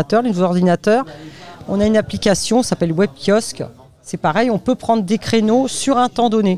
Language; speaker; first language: French; native; French